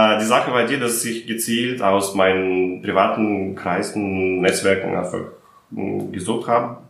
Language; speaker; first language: German; non-native, fluent; Russian